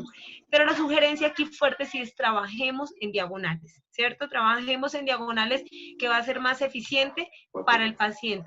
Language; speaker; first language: Spanish; native; Spanish